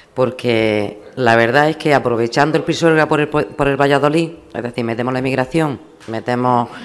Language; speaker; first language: Spanish; native; Spanish